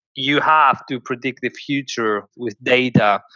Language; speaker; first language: English; non-native, fluent; Greek